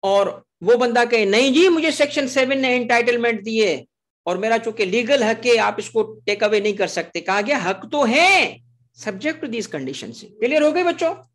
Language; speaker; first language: Urdu; non-native, local second language; Sindhi